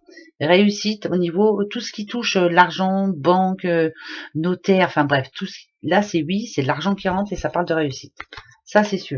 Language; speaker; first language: French; native; French